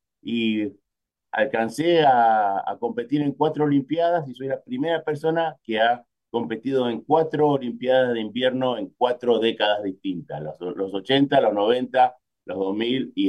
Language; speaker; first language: Spanish; native; Spanish